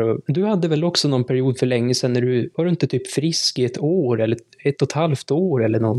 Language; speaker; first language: Swedish; native; Swedish